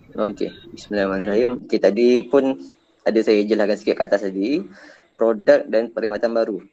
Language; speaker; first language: Malay; native; Malay